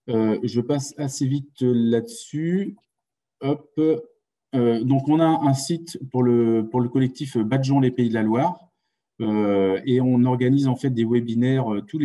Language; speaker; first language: French; native; French